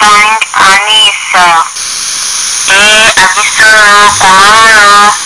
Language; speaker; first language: Korean; non-native, learner; Arabic